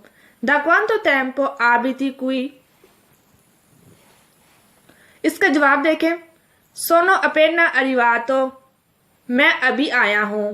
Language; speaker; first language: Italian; non-native, fluent; Urdu